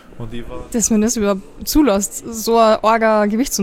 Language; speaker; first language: German; native; German